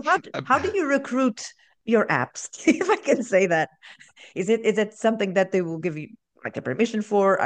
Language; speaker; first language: English; non-native, fluent; Portuguese